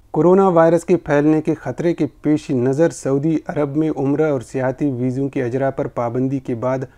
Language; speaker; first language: Urdu; non-native, local second language; Baluchi